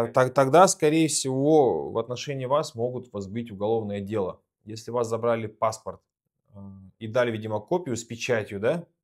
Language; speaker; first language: Russian; native; Russian